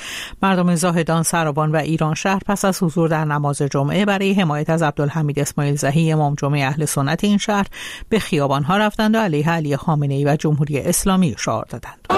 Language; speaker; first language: Persian; native; Persian